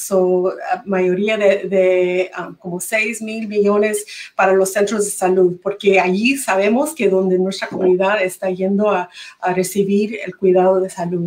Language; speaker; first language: Spanish; early bilingual, heritage; Spanish